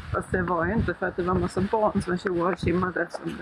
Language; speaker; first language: Swedish; native; Swedish